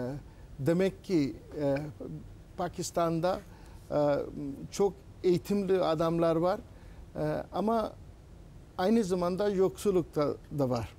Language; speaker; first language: Turkish; non-native, learner; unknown